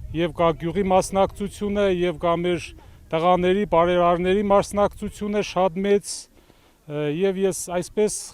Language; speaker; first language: Armenian; native; Armenian